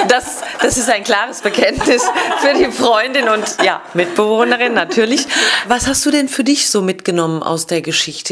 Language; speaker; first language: German; native; German